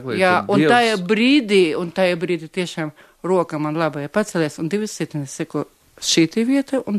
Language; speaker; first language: Latvian; non-native, local second language; Russian